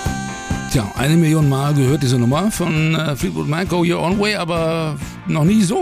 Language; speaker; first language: German; native; German